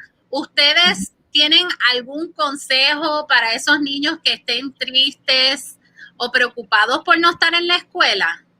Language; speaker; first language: Spanish; early bilingual, heritage; Spanish